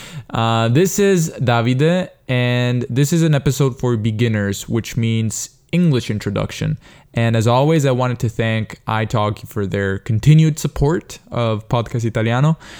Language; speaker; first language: English; non-native, fluent; Italian